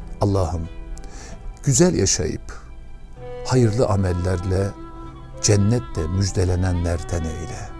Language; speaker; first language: Turkish; native; Turkish